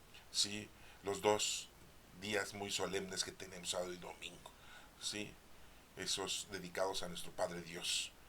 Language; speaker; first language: Spanish; native; Spanish